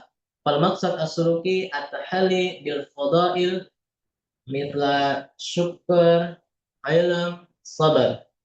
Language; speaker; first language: Arabic; non-native, fluent; Indonesian